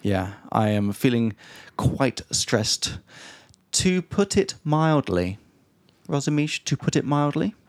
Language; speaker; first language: English; native; English